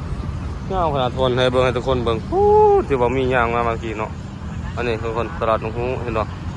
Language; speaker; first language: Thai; non-native, local second language; Northeastern Thai